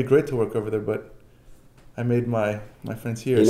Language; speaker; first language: English; native; English